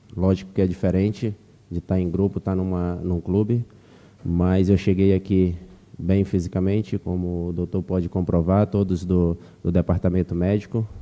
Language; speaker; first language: Portuguese; native; Portuguese